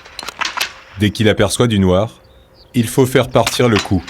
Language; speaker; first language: French; native; French